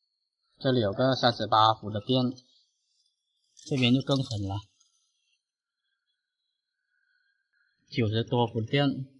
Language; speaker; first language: Chinese; native; Chinese